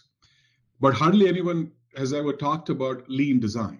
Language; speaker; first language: English; non-native, local second language; Marathi